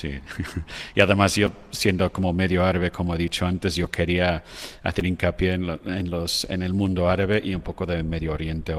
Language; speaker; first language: Spanish; non-native, fluent; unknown